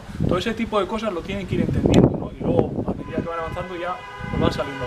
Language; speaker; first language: Spanish; native; Spanish